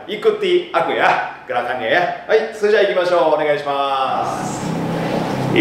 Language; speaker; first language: Indonesian; non-native, fluent; Japanese